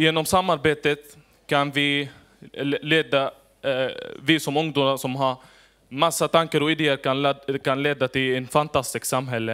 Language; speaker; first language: Swedish; non-native, fluent; Arabic